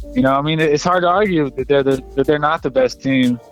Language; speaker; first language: English; native; English